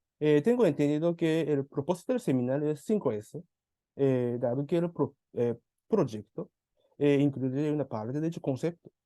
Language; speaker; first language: Spanish; non-native, fluent; Japanese